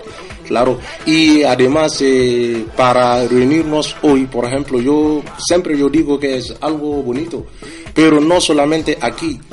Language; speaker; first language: Spanish; non-native, fluent; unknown